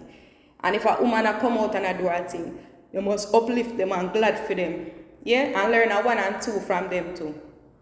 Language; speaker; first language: English; non-native, local second language; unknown